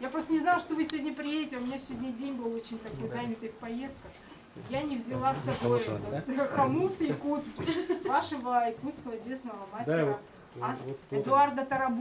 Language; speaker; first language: Russian; native; Russian